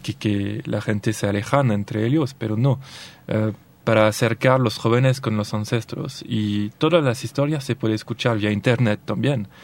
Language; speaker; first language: Spanish; non-native, fluent; French